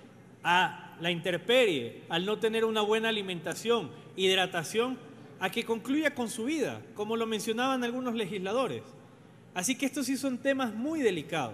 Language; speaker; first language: Spanish; native; Spanish